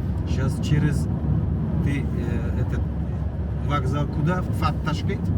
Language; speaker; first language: Russian; non-native, local second language; Uzbek